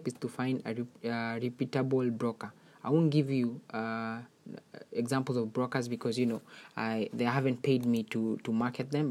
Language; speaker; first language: English; non-native, local second language; Swahili